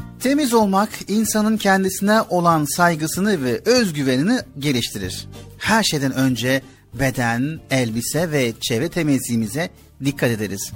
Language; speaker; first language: Turkish; native; Turkish